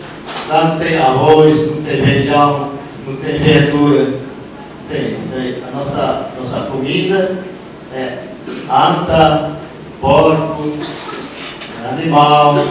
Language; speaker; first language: Portuguese; non-native, local second language; Yanomámi